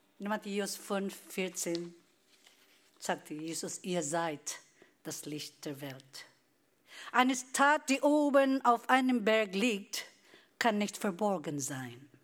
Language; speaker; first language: German; non-native, fluent; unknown